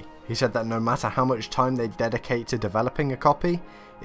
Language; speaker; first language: English; native; English